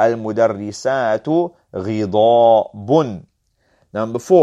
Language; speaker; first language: Arabic; non-native, fluent; English